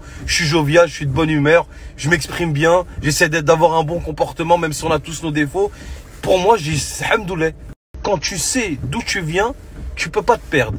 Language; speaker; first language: French; native; French